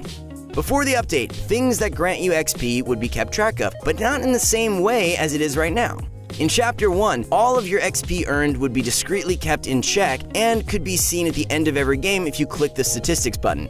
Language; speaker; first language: English; native; English